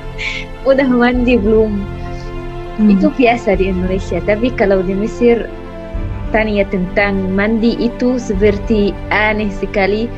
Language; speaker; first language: Indonesian; non-native, fluent; Arabic